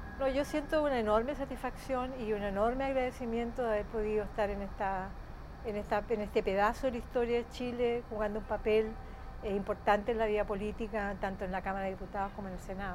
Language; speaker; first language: Spanish; native; Spanish